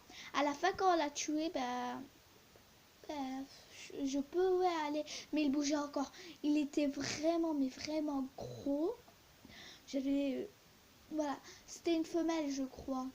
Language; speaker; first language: French; early bilingual, other home language; Turkish